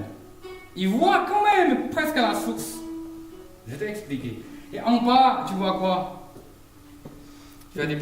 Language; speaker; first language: French; non-native, fluent; Chinese